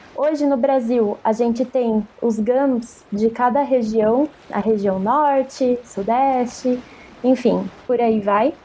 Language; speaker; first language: Portuguese; native; Portuguese